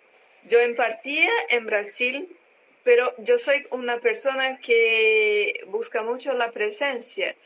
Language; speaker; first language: Spanish; non-native, learner; Portuguese